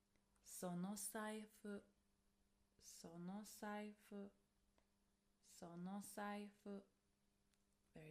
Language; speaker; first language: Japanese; non-native, fluent; English